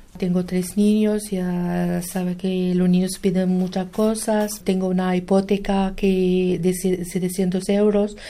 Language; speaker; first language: Spanish; non-native, learner; Arabic